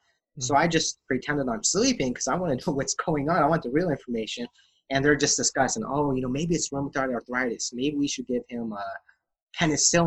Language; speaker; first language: English; native; English